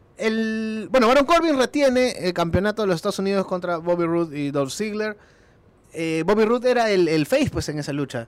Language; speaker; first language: Spanish; native; Spanish